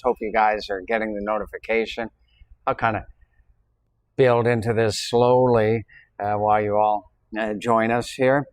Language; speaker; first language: English; native; English